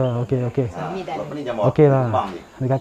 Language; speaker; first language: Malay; non-native, local second language; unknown